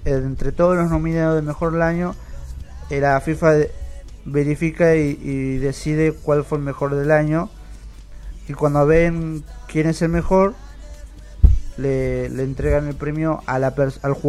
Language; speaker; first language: Spanish; native; Spanish